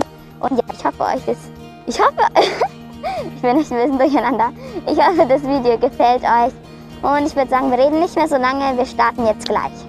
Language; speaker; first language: German; early bilingual, other home language; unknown